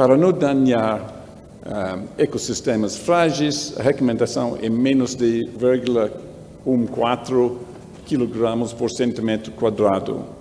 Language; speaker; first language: Portuguese; non-native, learner; English